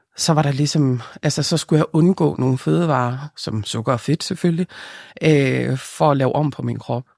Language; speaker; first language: Danish; early bilingual, other home language; Lithuanian